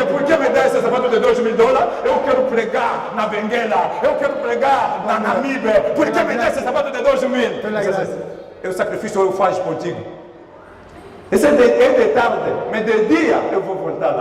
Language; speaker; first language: Portuguese; non-native, learner; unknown